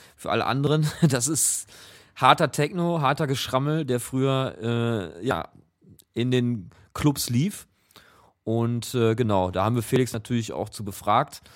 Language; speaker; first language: German; native; German